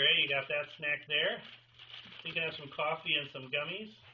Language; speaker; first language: English; native; English